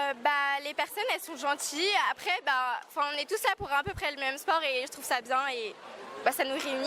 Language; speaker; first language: French; native; French